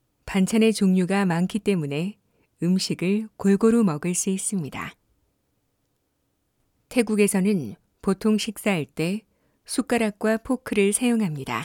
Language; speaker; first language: Korean; non-native, learner; Thai